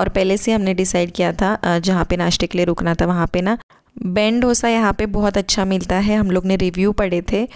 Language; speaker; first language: Hindi; native; Hindi